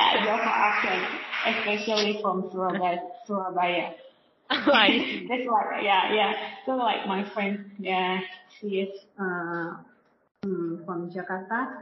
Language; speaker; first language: English; non-native, learner; Indonesian